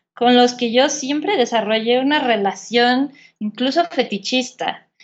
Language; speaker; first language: Spanish; native; Spanish